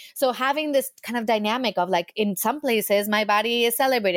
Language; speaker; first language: English; early bilingual, heritage; English